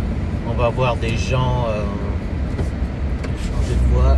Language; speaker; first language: French; early bilingual, heritage; French